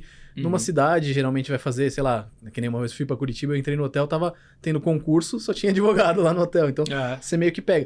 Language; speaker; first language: Portuguese; native; Portuguese